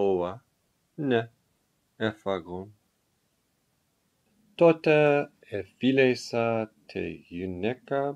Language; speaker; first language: Greek; non-native, learner; English